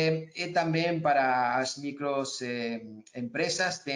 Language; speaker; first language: Portuguese; non-native, learner; Spanish